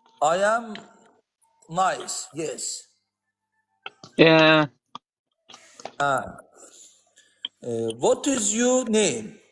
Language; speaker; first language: English; non-native, learner; Azerbaijani